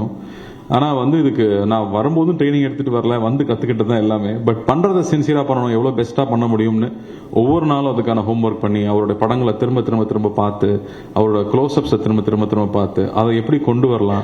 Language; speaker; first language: Tamil; native; Tamil